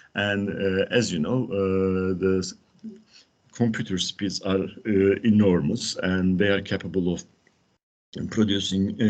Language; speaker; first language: English; non-native, fluent; Turkish